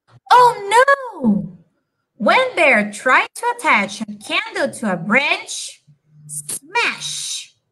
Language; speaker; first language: English; non-native, fluent; Portuguese